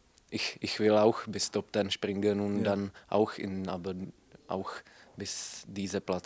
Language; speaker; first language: German; non-native, learner; Czech